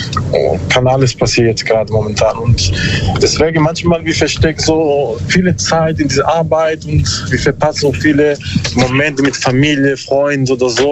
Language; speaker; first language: German; non-native, learner; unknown